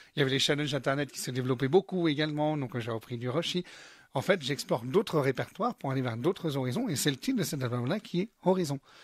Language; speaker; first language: French; native; French